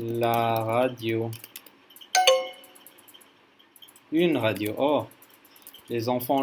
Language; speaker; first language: French; non-native, learner; English